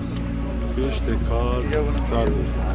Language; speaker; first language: English; non-native, learner; Persian